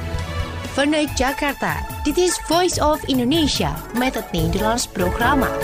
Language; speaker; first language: Dutch; non-native, fluent; Indonesian